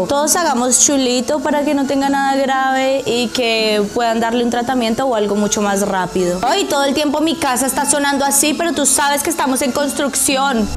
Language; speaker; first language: Spanish; native; Spanish